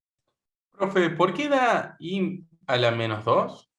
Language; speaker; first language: Spanish; native; Spanish